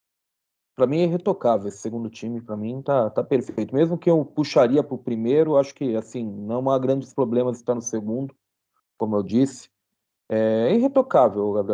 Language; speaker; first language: Portuguese; native; Portuguese